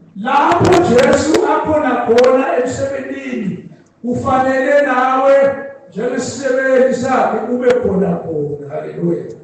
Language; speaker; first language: Zulu; non-native, local second language; Swati